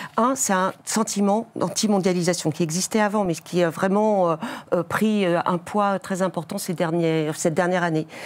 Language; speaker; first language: French; native; French